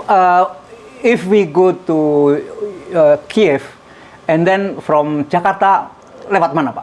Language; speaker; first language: English; non-native, learner; Indonesian